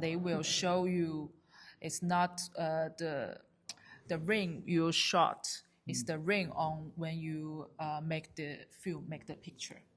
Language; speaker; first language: English; non-native, learner; Chinese